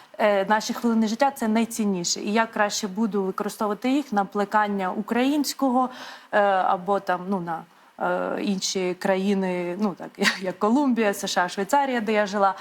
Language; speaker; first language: Ukrainian; native; Ukrainian